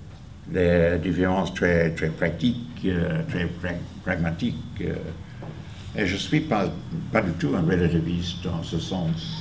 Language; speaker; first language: French; non-native, fluent; English